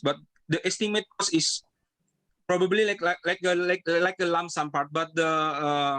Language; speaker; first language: English; non-native, learner; Indonesian